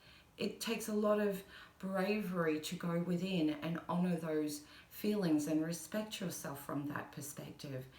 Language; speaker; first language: English; native; English